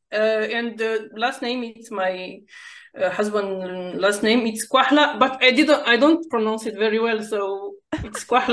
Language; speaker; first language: English; non-native, fluent; Romanian